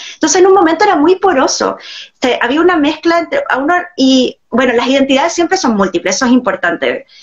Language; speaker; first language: Spanish; native; Spanish